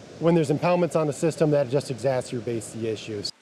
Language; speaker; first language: English; native; English